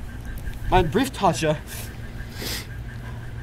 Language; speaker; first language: German; non-native, learner; English